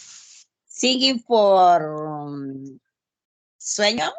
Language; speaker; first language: English; non-native, learner; Spanish